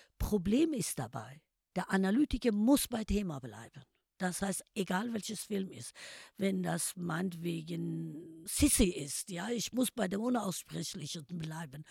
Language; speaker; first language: German; non-native, fluent; Persian